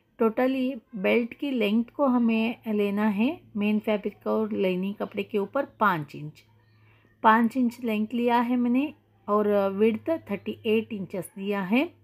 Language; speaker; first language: Hindi; non-native, local second language; Kannada